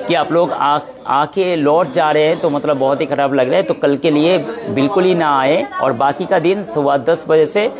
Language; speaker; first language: Hindi; non-native, local second language; Bangla